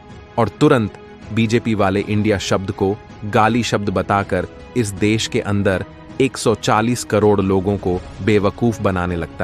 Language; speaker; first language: Hindi; native; Hindi